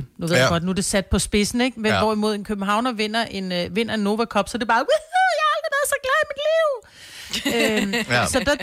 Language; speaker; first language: Danish; native; Danish